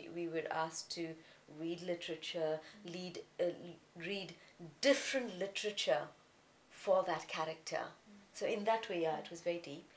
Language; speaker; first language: English; non-native, local second language; Tamil